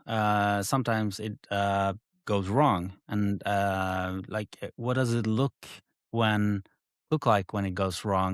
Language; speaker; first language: English; non-native, fluent; Norwegian